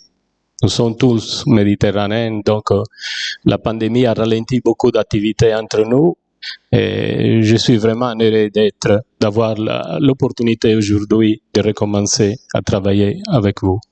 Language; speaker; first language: French; non-native, fluent; Italian